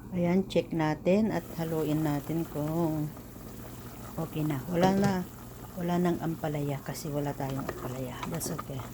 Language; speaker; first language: Filipino; non-native, local second language; Iloko